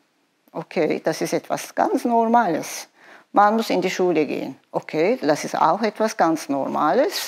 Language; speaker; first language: German; non-native, fluent; Turkish